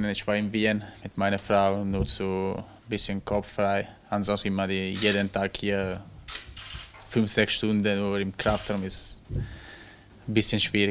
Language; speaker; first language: German; non-native, learner; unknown